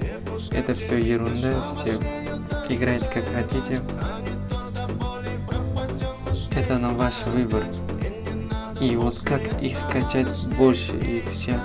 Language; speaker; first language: Russian; non-native, fluent; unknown